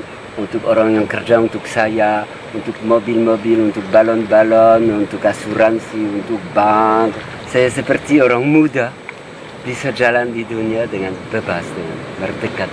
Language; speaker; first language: Indonesian; non-native, fluent; French